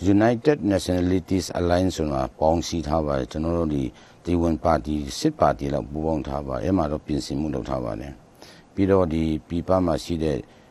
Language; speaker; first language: Burmese; non-native, local second language; Tedim Chin